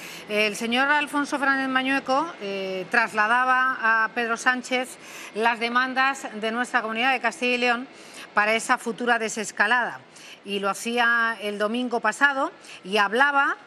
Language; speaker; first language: Spanish; native; Spanish